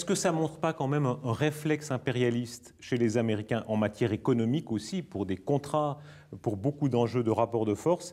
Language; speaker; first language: French; native; French